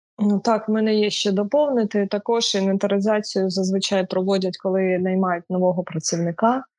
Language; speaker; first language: Ukrainian; non-native, local second language; Russian